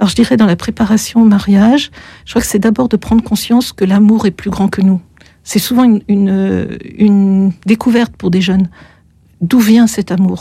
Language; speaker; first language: French; native; French